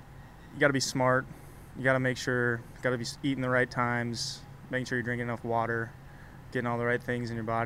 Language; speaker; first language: English; native; English